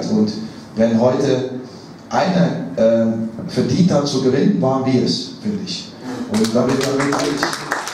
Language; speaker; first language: German; non-native, fluent; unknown